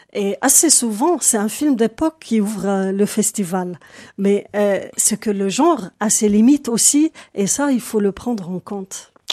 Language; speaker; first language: French; non-native, local second language; Arabic